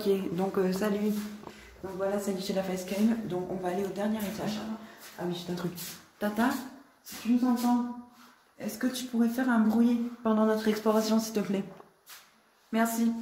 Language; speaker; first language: French; native; French